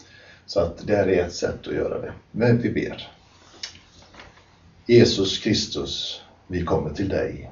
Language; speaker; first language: Swedish; native; Swedish